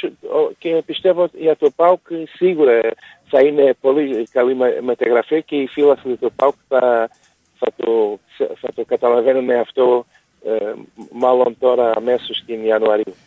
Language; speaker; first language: Greek; non-native, learner; Portuguese